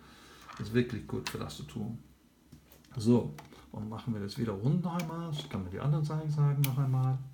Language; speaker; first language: German; non-native, learner; English